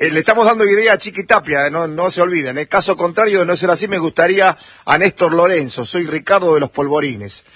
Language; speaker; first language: Spanish; native; Spanish